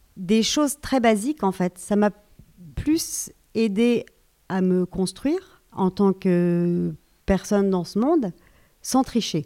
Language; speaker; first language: French; native; French